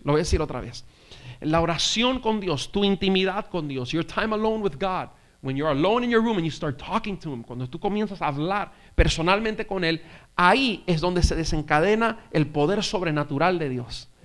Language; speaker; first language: Spanish; native; Spanish